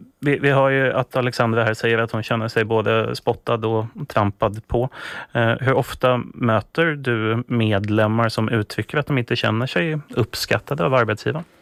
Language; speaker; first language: Swedish; native; Swedish